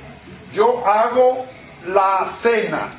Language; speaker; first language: Spanish; non-native, fluent; English